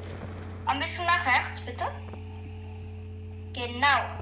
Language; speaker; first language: German; non-native, fluent; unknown